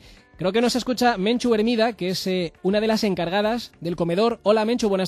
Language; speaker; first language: Spanish; native; Spanish